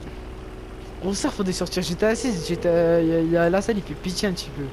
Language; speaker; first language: French; native; French